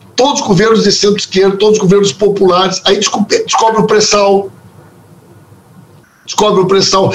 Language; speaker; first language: Portuguese; native; Portuguese